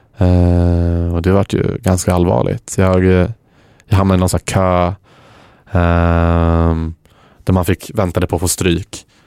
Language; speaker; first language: Swedish; native; Swedish